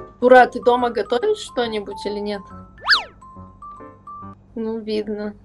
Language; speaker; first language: Russian; native; Russian